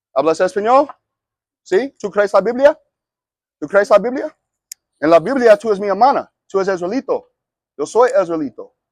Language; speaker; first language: Spanish; non-native, learner; English